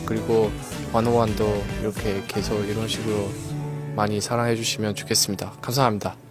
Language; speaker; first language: Korean; non-native, learner; Chinese